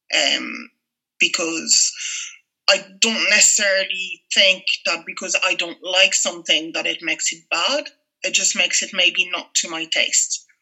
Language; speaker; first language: English; non-native, fluent; French